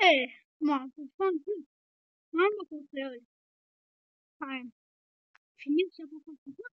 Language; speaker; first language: French; non-native, local second language; Morisyen